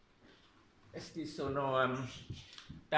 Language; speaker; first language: Italian; non-native, learner; Vietnamese